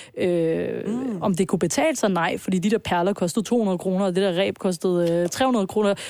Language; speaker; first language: Danish; early bilingual, other home language; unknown